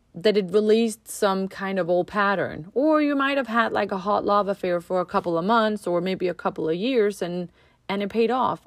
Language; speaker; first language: English; non-native, fluent; Danish